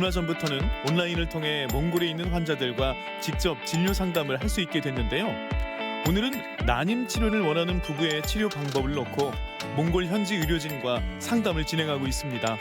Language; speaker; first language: Korean; native; Korean